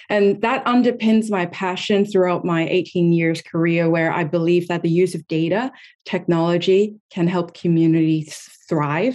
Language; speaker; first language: English; non-native, local second language; Cantonese